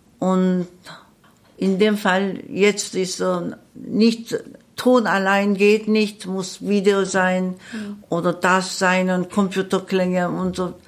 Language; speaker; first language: German; non-native, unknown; Korean